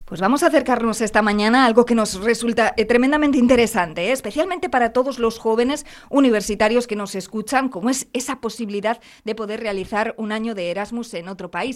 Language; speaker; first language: Spanish; native; Spanish